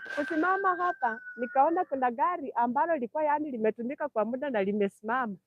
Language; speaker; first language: Swahili; non-native, local second language; Luyia